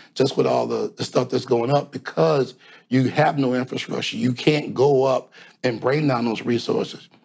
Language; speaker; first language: English; native; English